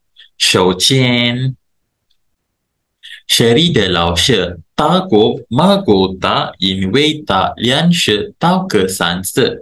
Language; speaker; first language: Chinese; non-native, local second language; Malay